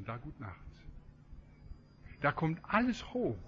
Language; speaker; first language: German; non-native, fluent; English